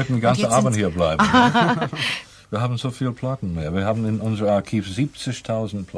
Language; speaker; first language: German; non-native, learner; English